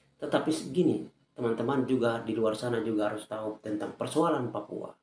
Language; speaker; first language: Indonesian; native; Indonesian